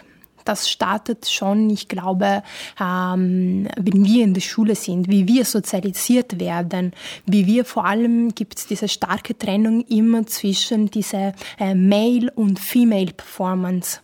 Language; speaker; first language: German; non-native, fluent; Italian